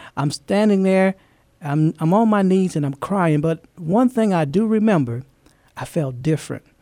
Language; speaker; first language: English; native; English